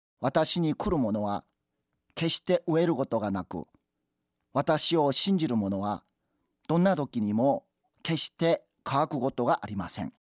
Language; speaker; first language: Japanese; non-native, fluent; Korean